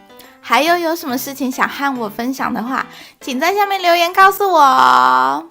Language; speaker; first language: Chinese; native; Chinese